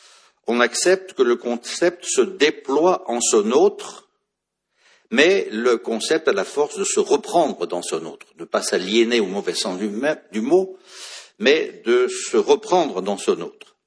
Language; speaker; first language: French; native; French